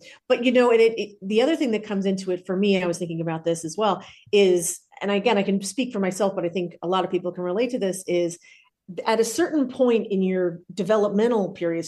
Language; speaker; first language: English; native; English